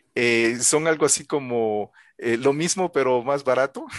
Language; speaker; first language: Spanish; native; Spanish